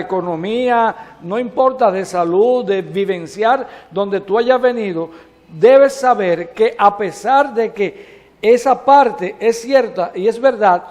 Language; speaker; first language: Spanish; native; Spanish